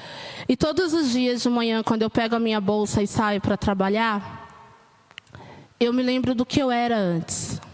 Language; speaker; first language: Portuguese; native; Portuguese